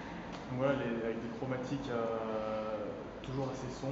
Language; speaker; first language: French; native; French